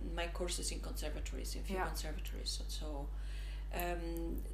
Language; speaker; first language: English; non-native, fluent; Italian